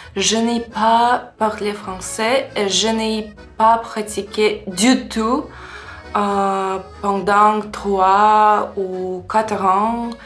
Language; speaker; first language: French; non-native, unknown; Russian